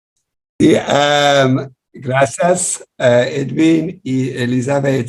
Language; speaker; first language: Spanish; non-native, fluent; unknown